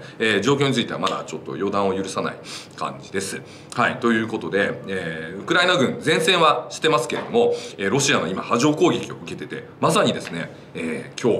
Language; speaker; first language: Japanese; native; Japanese